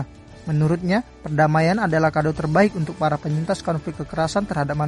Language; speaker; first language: Indonesian; native; Indonesian